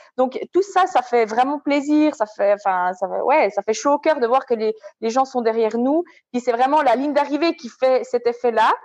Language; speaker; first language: French; native; French